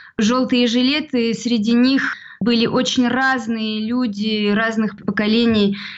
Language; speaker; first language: Russian; early bilingual, heritage; Russian